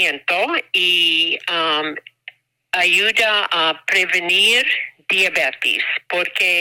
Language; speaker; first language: Spanish; non-native, learner; English